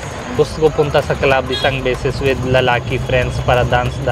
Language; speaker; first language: Filipino; non-native, learner; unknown